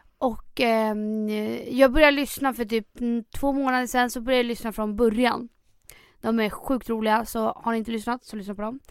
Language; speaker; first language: Swedish; early bilingual, other home language; Spanish